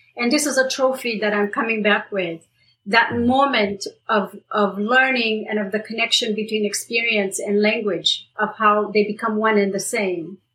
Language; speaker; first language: English; non-native, fluent; Romanian